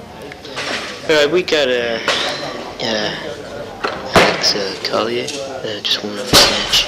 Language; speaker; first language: English; native; English